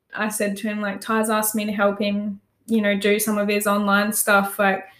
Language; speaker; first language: English; native; English